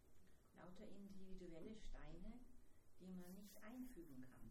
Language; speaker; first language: German; native; German